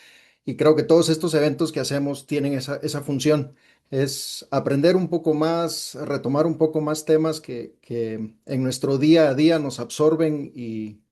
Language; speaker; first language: Spanish; native; Spanish